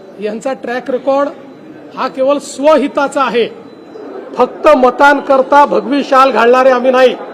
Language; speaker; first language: Marathi; native; Marathi